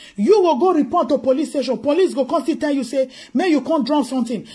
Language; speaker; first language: English; non-native, local second language; Bini